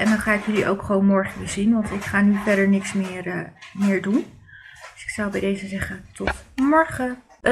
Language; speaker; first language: Dutch; native; Dutch